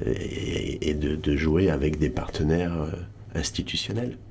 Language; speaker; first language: French; native; French